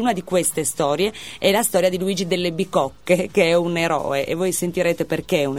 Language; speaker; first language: Italian; native; Italian